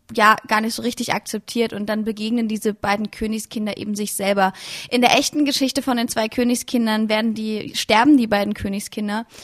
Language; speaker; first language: German; native; German